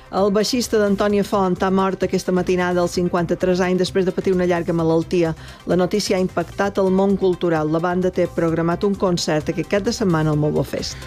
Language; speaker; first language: Catalan; native; Catalan